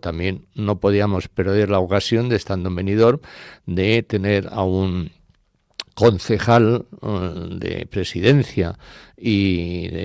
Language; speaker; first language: Spanish; native; Spanish